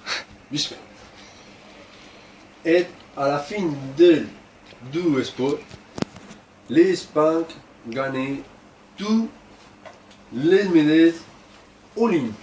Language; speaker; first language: French; non-native, learner; Spanish